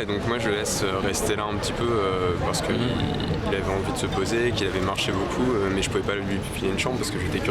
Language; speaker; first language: French; native; French